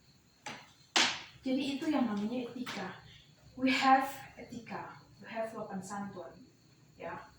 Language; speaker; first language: Indonesian; native; Indonesian